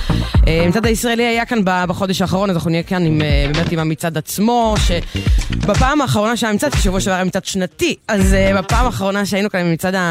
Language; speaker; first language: Hebrew; native; Hebrew